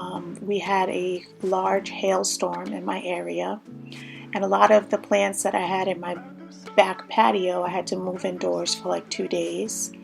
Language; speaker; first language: English; native; English